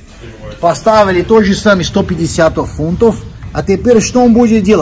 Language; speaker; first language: Russian; non-native, fluent; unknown